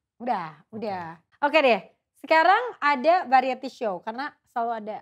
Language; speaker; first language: Indonesian; native; Indonesian